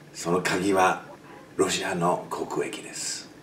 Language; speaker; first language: Japanese; non-native, fluent; English